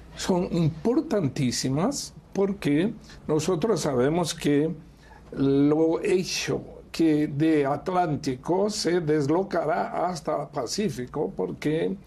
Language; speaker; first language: Spanish; non-native, fluent; Portuguese